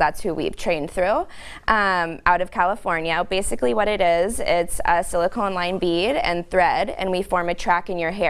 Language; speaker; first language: English; native; English